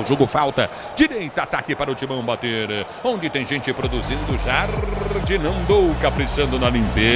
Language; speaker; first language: Portuguese; native; Portuguese